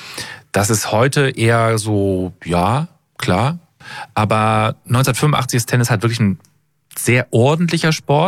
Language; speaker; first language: German; native; German